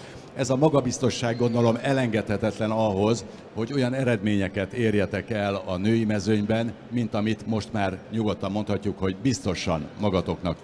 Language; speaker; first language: Hungarian; native; Hungarian